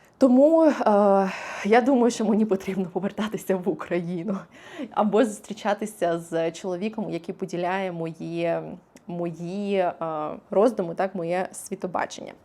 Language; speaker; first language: Ukrainian; native; Ukrainian